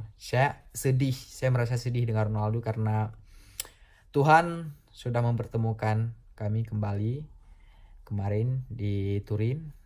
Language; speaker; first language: Indonesian; non-native, local second language; Achinese